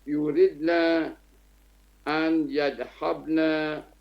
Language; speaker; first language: Arabic; non-native, learner; Indonesian